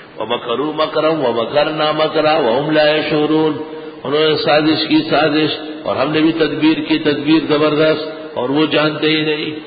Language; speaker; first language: Urdu; native; Urdu